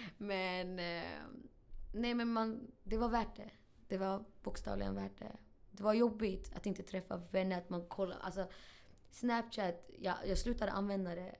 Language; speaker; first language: Swedish; early bilingual, other home language; Arabic